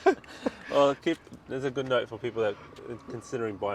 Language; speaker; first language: English; native; English